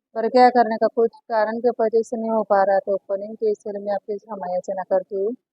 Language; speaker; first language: Hindi; non-native, local second language; Marathi